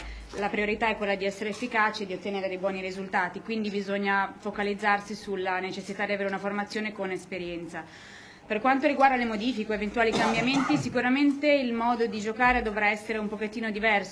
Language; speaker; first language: Italian; native; Italian